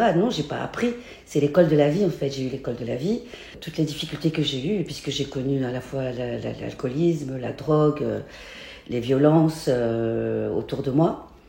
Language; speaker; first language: French; native; French